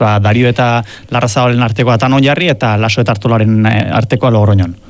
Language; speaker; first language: Basque; native; Basque